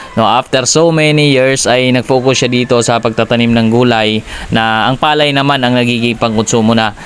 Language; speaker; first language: Filipino; native; Filipino